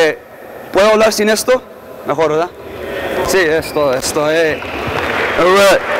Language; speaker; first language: Spanish; early bilingual, heritage; English